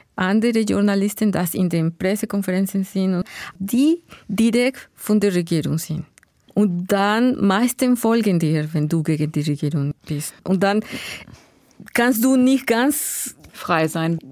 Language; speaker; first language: German; non-native, learner; Spanish